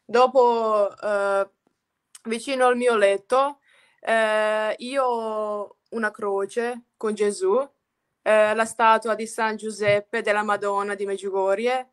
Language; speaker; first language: Italian; non-native, fluent; Croatian